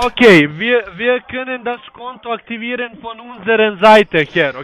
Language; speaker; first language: German; non-native, learner; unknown